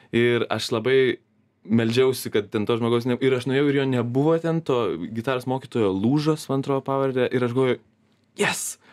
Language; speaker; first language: Lithuanian; native; Lithuanian